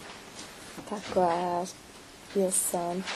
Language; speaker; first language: French; non-native, learner; English